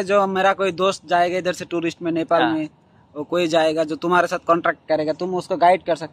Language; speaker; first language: Hindi; non-native, learner; Bangla